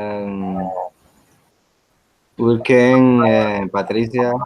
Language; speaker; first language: English; non-native, learner; Spanish